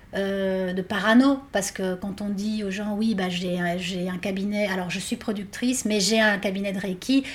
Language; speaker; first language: French; non-native, fluent; Spanish